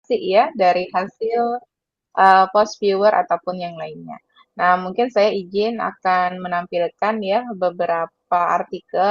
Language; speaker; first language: Indonesian; native; Indonesian